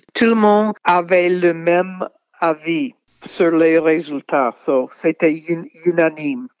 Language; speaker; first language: French; non-native, fluent; English